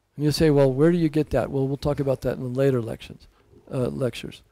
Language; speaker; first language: English; native; English